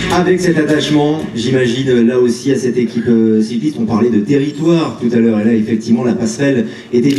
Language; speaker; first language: French; native; French